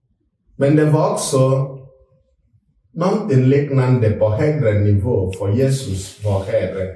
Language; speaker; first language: Swedish; non-native, fluent; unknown